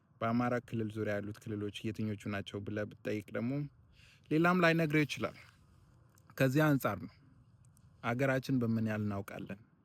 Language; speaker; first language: Amharic; non-native, local second language; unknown